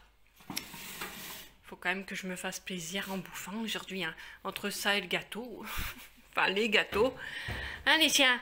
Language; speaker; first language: French; native; French